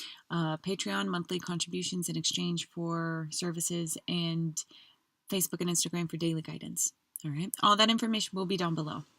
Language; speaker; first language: English; native; English